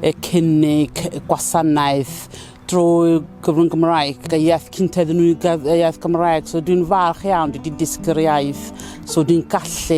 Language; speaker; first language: Welsh; non-native, fluent; Southern Sotho